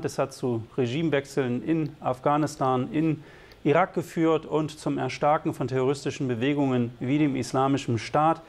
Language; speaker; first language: German; native; German